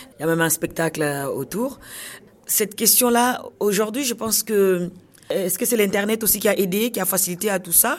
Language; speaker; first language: French; non-native, local second language; Kongo